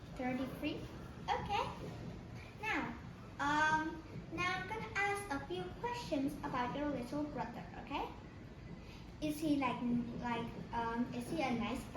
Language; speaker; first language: English; non-native, fluent; Vietnamese